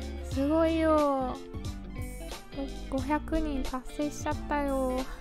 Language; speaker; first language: Japanese; early bilingual, other home language; English